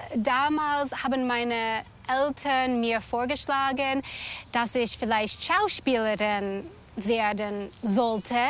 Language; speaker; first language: German; non-native, fluent; English